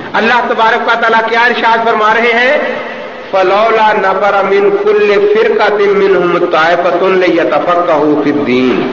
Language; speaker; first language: Urdu; non-native, local second language; Punjabi